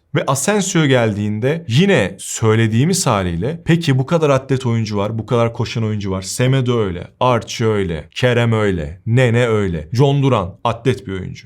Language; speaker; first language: Turkish; native; Turkish